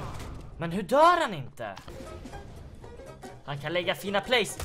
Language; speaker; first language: Swedish; native; Swedish